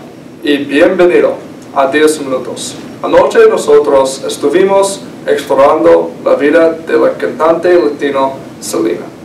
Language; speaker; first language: Spanish; non-native, learner; English